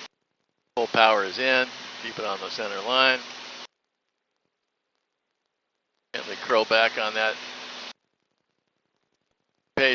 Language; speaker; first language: English; native; English